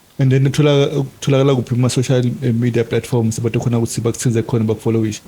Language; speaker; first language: Zulu; non-native, local second language; Swati